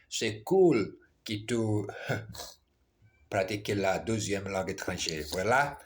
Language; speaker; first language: French; non-native, learner; Portuguese